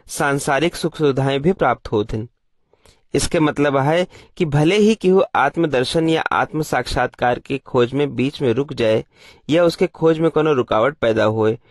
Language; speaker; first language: Hindi; native; Hindi